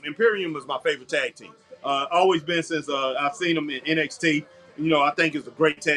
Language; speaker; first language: English; native; English